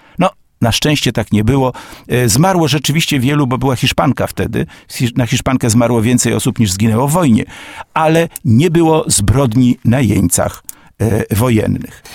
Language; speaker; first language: Polish; native; Polish